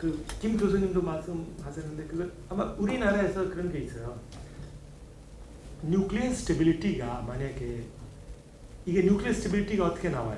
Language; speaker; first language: Korean; non-native, learner; Hindi